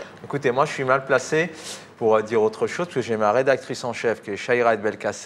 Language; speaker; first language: French; native; French